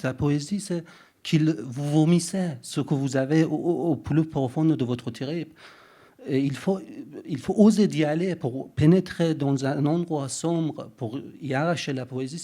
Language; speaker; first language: French; non-native, fluent; Persian